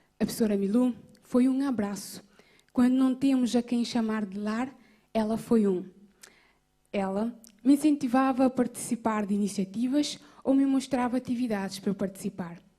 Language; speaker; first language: Portuguese; non-native, local second language; Kabuverdianu